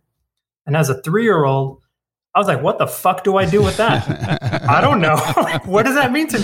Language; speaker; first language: English; native; English